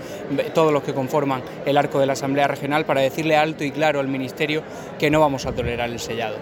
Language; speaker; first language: Spanish; native; Spanish